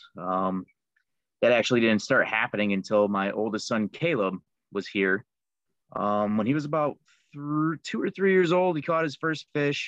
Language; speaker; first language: English; native; English